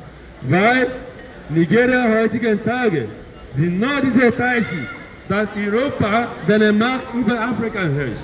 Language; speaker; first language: German; non-native, learner; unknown